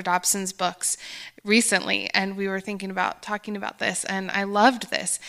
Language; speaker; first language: English; native; English